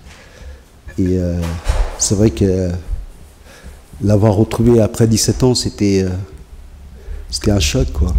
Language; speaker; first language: French; non-native, fluent; Tigrinya